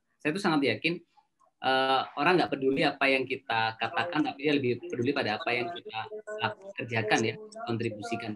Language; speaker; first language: Indonesian; native; Indonesian